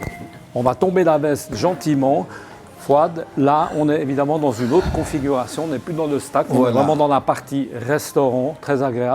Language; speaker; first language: French; native; French